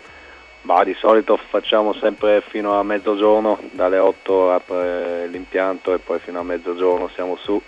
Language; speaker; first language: Italian; non-native, local second language; German